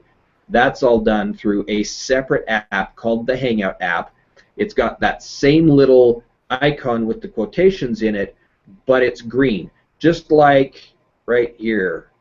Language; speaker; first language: English; native; English